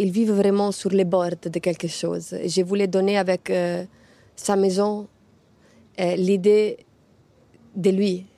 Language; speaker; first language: French; non-native, fluent; Italian